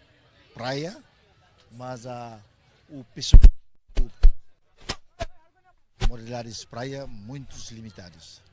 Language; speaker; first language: Portuguese; non-native, local second language; Tetum